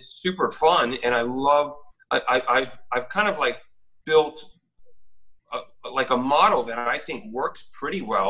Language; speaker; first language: English; native; English